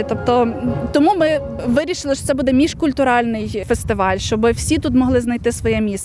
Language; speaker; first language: Ukrainian; native; Ukrainian